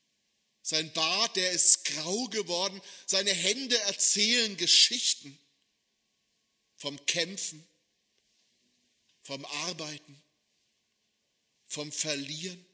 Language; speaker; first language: German; native; German